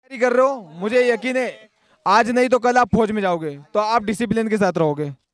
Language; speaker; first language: Hindi; native; Hindi